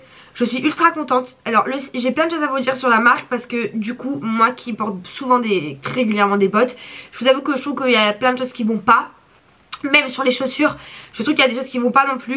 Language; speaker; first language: French; native; French